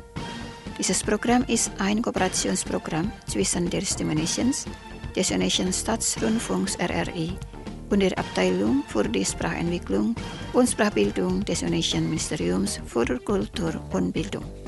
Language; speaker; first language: German; non-native, fluent; Indonesian